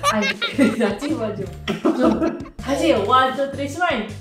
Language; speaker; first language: Korean; non-native, fluent; Cebuano